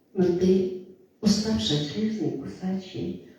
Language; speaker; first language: Russian; non-native, local second language; Kazakh